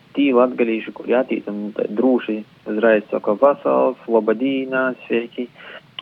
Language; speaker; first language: Latvian; native; Latvian